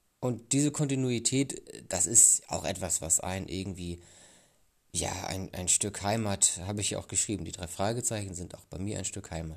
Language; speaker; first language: German; native; German